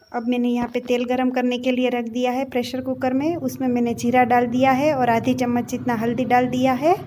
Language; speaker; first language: Hindi; non-native, local second language; Gujarati